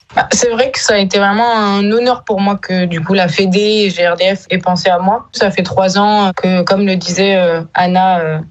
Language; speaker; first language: French; native; French